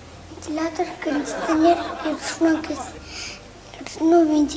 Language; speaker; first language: Russian; non-native, local second language; Tajik